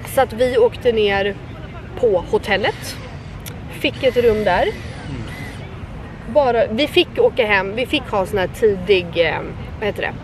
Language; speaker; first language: Swedish; native; Swedish